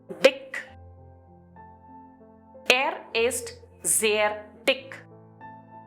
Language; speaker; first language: German; non-native, fluent; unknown